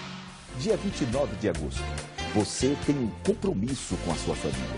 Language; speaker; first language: Portuguese; native; Portuguese